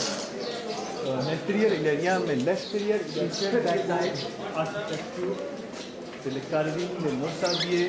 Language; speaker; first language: French; non-native, learner; Hindi